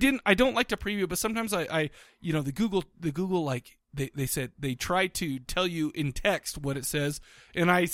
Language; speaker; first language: English; native; English